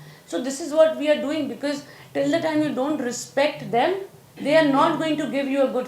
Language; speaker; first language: Hindi; native; Hindi